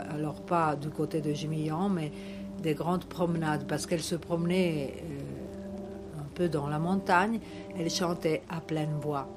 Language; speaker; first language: French; non-native, fluent; Italian